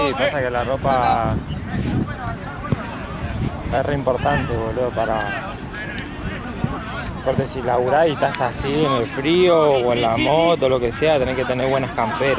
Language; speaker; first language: Spanish; native; Spanish